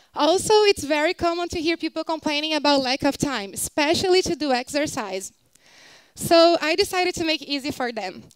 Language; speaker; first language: English; non-native, fluent; Portuguese